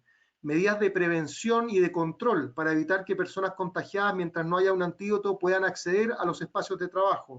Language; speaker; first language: Spanish; native; Spanish